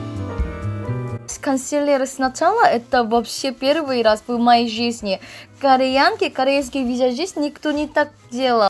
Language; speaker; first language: Russian; non-native, learner; Korean